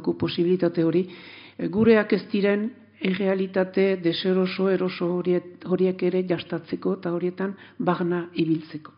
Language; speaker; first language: Basque; native; Basque